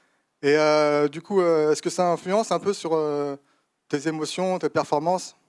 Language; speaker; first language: French; native; French